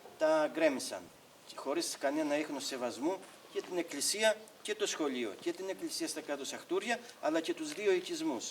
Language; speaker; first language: Greek; native; Greek